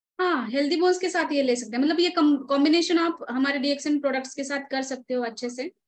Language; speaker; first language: Hindi; non-native, local second language; Marathi